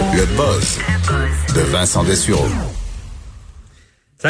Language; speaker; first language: French; native; French